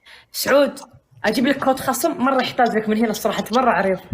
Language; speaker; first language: Arabic; native; Arabic